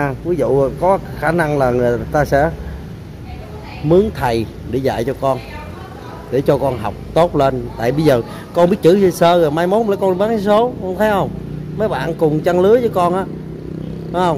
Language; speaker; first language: Vietnamese; native; Vietnamese